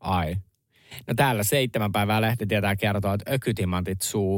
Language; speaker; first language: Finnish; native; Finnish